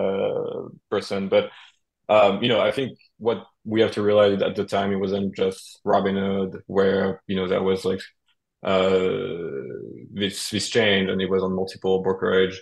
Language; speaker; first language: English; non-native, fluent; French